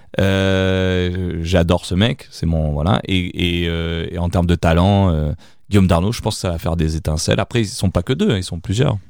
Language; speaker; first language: French; early bilingual, other home language; Italian